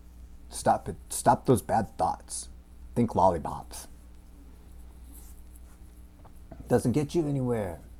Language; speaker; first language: English; native; English